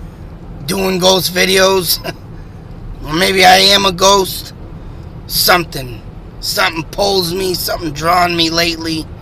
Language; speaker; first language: English; native; English